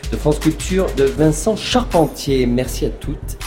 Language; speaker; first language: French; native; French